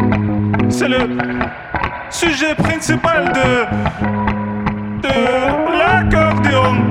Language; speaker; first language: French; non-native, learner; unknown